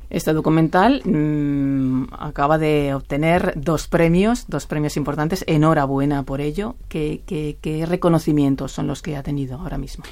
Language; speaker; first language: Spanish; native; Spanish